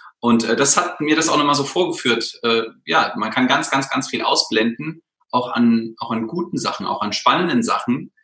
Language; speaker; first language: German; native; German